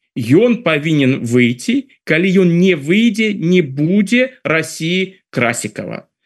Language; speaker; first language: Belarusian; native; Belarusian